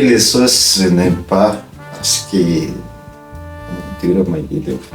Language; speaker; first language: French; non-native, local second language; Malagasy